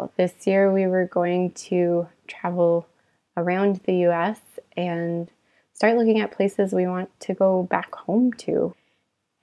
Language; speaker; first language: English; native; English